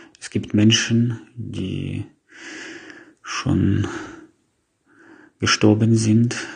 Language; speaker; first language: German; non-native, fluent; Ukrainian